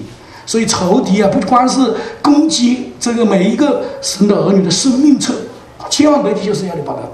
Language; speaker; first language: Chinese; native; Chinese